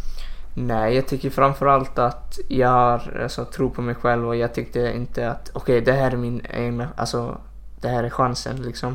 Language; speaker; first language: Swedish; non-native, fluent; Icelandic